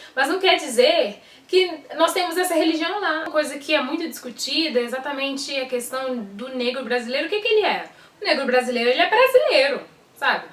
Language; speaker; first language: Portuguese; native; Portuguese